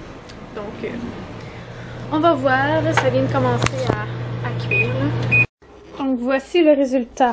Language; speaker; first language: French; native; French